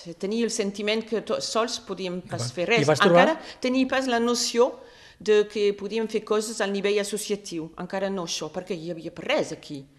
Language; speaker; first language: Catalan; non-native, local second language; French